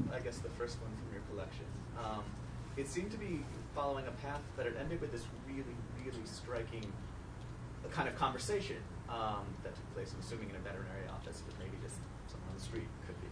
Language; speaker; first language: English; native; English